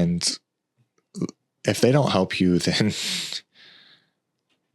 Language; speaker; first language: English; native; English